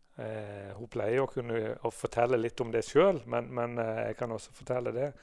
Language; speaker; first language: Norwegian; native; Norwegian